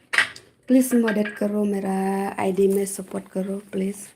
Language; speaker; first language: Hindi; non-native, learner; Khasi